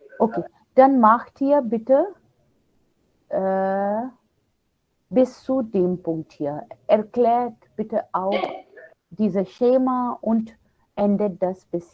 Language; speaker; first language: German; non-native, fluent; Hindi